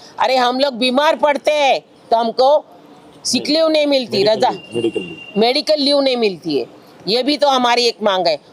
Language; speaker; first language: Hindi; non-native, local second language; Marathi